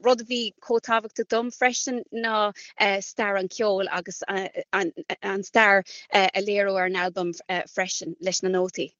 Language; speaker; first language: Irish; non-native, local second language; English